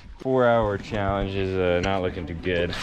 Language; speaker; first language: English; native; English